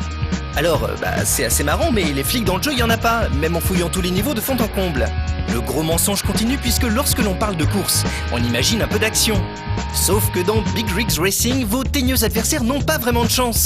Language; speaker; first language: French; native; French